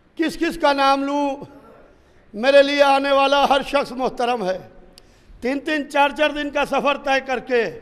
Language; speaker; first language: Urdu; native; Urdu